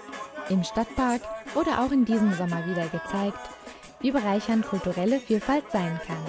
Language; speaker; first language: German; native; German